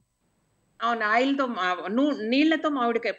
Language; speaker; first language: Telugu; native; Telugu